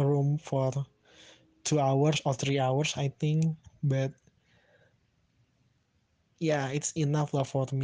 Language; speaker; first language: English; non-native, learner; Indonesian